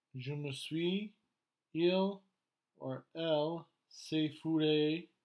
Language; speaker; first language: French; non-native, fluent; English